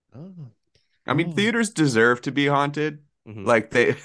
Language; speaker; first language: English; native; English